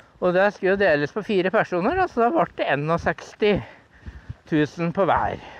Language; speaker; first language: Norwegian; native; Norwegian